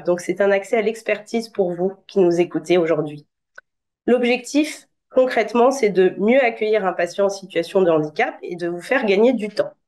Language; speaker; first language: French; native; French